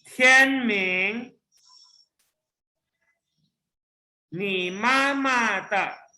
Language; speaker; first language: Chinese; non-native, fluent; Indonesian